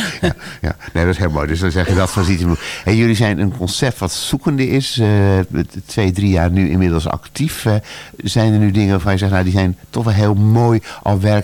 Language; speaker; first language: Dutch; native; Dutch